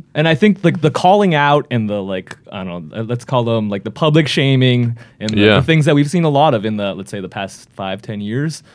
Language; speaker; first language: English; native; English